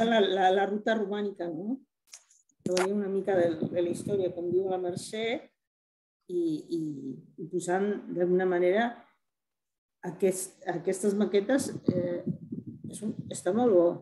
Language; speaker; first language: Catalan; non-native, fluent; Spanish